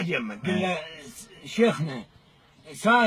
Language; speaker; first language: Arabic; native; Arabic